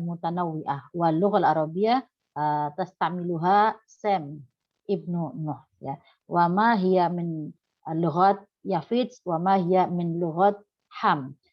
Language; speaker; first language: Arabic; non-native, learner; Indonesian